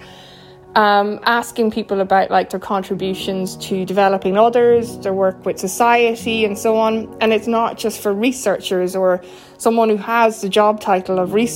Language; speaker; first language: English; native; English